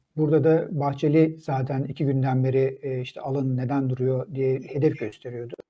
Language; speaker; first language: Turkish; native; Turkish